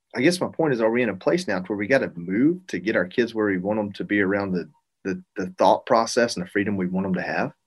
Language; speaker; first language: English; native; English